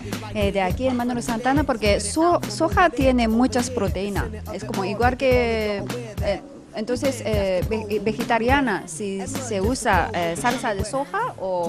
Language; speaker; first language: Spanish; non-native, fluent; Japanese